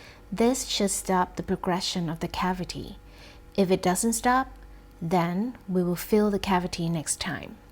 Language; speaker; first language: English; non-native, fluent; Thai